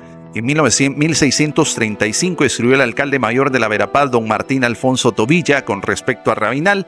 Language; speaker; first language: Spanish; native; Spanish